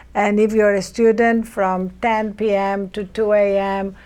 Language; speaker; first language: English; non-native, fluent; Greek